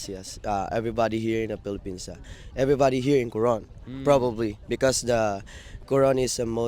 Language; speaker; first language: English; non-native, local second language; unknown